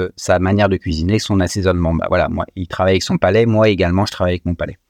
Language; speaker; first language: French; native; French